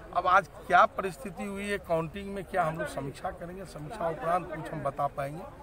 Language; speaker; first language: Hindi; native; Hindi